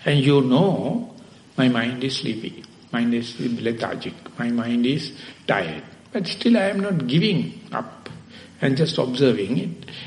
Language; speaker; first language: English; non-native, local second language; Sinhala